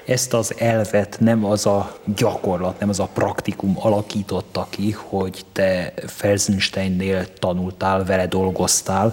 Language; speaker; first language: Hungarian; native; Hungarian